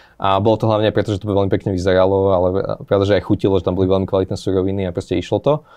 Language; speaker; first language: Slovak; native; Slovak